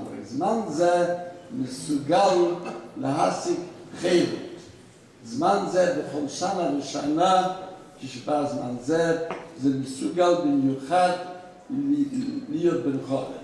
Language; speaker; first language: Hebrew; non-native, fluent; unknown